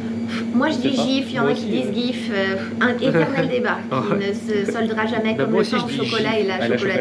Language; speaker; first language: French; native; French